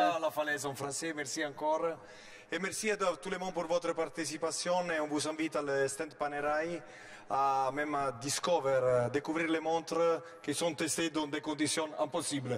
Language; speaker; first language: French; non-native, learner; Italian